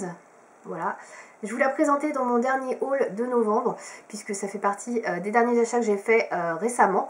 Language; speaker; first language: French; native; French